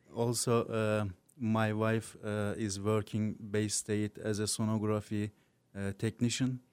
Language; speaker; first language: English; non-native, learner; Turkish